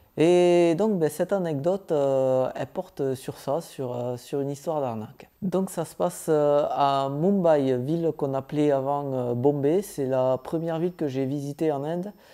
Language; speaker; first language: French; native; French